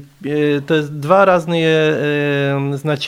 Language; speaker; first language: Russian; non-native, fluent; Polish